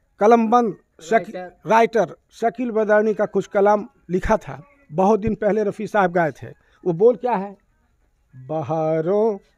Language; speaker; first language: Hindi; native; Hindi